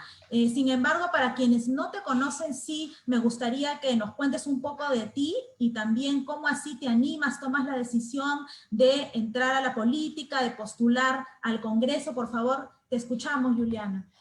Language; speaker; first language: Spanish; native; Spanish